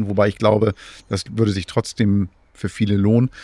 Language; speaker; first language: German; native; German